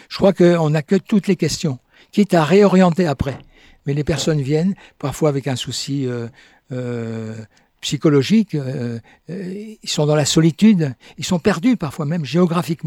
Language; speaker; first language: French; native; French